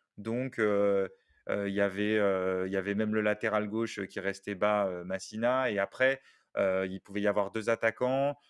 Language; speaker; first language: French; native; French